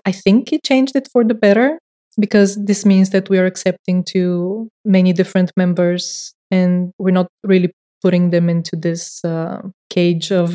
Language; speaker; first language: English; non-native, fluent; Bulgarian